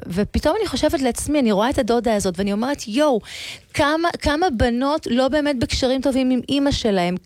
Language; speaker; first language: Hebrew; native; Hebrew